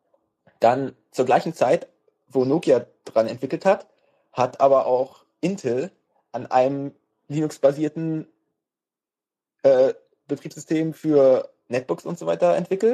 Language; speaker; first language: German; native; German